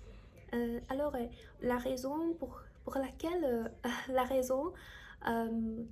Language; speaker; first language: French; non-native, learner; Chinese